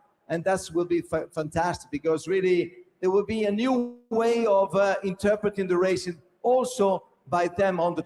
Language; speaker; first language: English; non-native, fluent; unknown